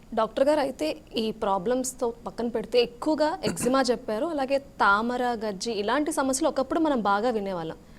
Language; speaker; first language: Telugu; native; Telugu